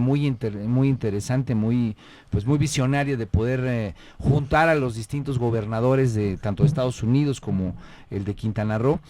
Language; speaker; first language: Spanish; native; Spanish